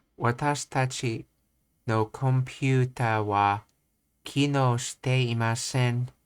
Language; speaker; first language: Japanese; non-native, learner; English